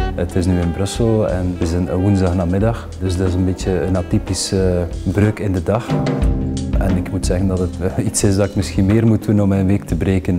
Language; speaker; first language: Dutch; native; Dutch